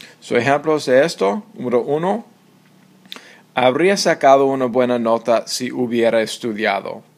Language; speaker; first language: Spanish; non-native, fluent; English